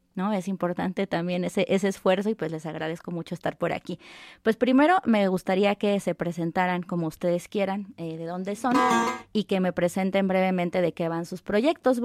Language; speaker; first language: Spanish; native; Spanish